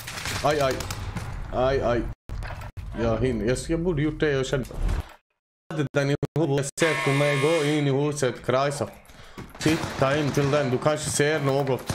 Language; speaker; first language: Swedish; native; Swedish